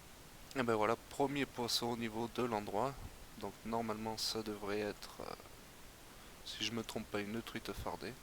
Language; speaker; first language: French; native; French